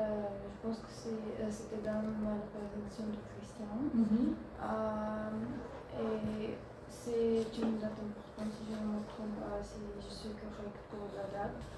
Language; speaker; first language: French; non-native, learner; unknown